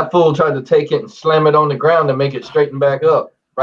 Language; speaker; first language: English; native; English